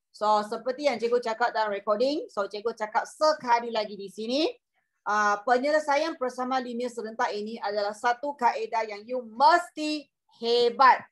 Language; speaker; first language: Malay; non-native, local second language; Chinese